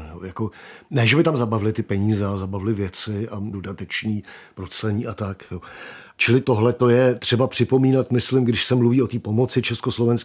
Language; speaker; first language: Czech; native; Czech